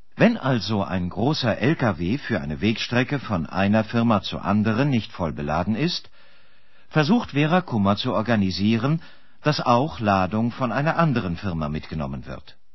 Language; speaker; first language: German; native; German